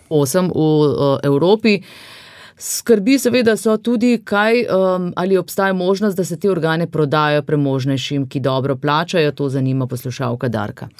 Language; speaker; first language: Slovenian; native; Slovenian